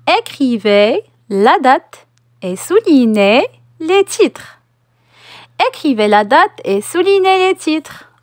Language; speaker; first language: French; non-native, local second language; Arabic